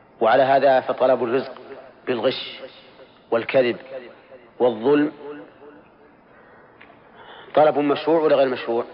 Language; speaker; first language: Arabic; native; Arabic